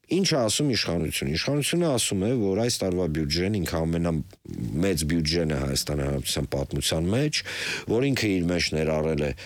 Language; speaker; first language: Armenian; native; Armenian